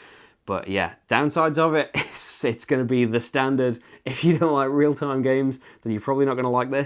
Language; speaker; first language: English; native; English